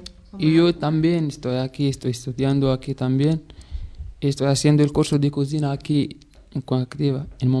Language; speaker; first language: Spanish; non-native, learner; Arabic